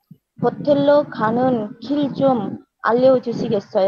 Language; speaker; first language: Korean; non-native, learner; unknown